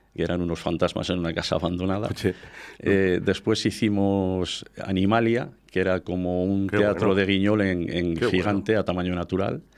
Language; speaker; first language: Spanish; native; Spanish